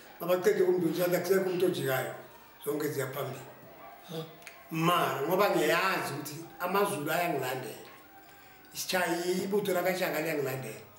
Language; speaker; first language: Zulu; non-native, local second language; South Ndebele